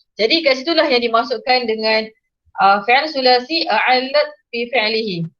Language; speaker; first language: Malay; native; Malay